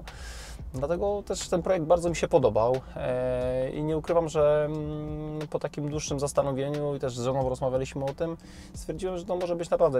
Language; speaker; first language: Polish; native; Polish